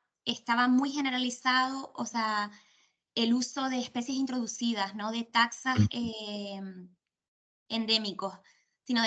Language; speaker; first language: Spanish; native; Spanish